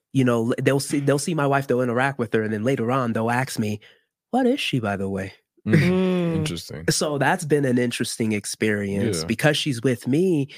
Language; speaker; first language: English; early bilingual, other home language; Haitian Creole